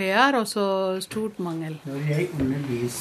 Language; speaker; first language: Norwegian; non-native, learner; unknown